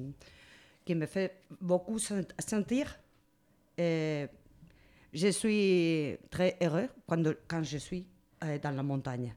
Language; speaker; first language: French; non-native, learner; Spanish